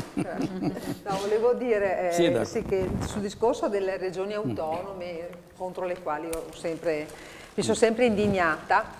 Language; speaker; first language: Italian; native; Italian